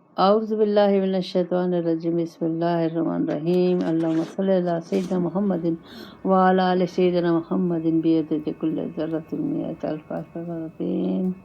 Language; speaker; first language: Urdu; non-native, local second language; Pashto